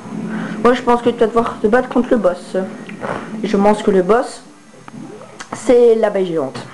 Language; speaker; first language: French; native; French